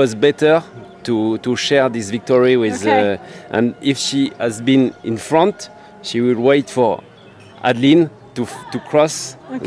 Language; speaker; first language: English; non-native, learner; French